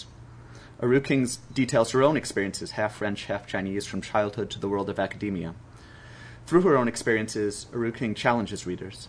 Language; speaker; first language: English; native; English